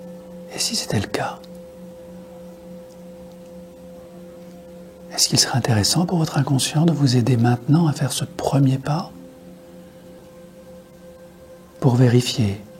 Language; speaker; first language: French; native; French